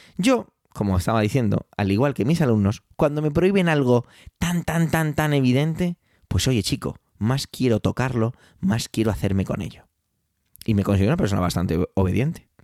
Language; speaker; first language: Spanish; early bilingual, other home language; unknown